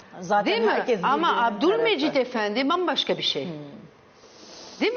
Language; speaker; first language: Turkish; early bilingual, heritage; Turkish